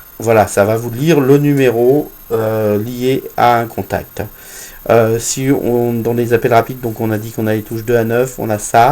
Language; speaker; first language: French; native; French